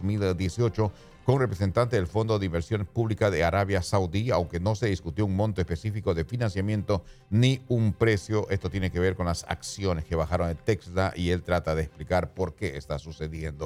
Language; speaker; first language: Spanish; native; Spanish